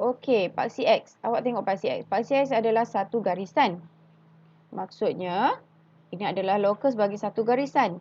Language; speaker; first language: Malay; native; Malay